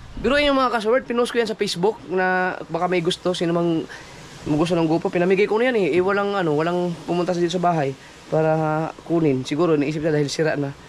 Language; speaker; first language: Filipino; non-native, local second language; Cebuano